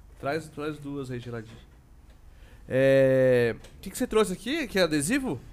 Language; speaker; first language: Portuguese; native; Portuguese